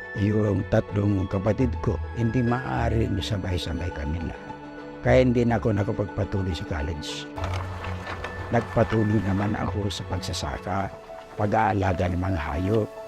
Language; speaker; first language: Filipino; non-native, local second language; Pangasinan